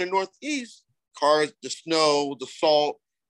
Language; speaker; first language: English; native; English